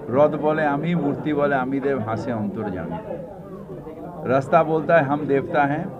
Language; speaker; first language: Hindi; non-native, local second language; Bangla